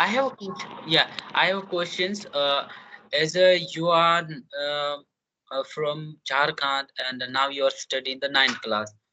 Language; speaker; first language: English; non-native, learner; Hindi